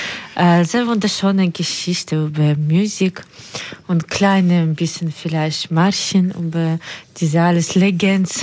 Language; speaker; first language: German; non-native, learner; Ukrainian